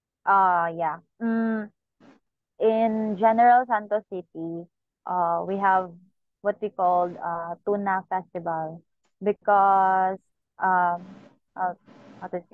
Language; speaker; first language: English; non-native, local second language; Cebuano